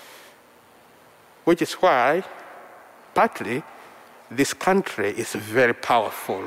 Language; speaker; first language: English; non-native, local second language; Ganda